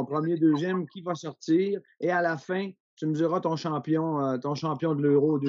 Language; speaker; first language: French; native; French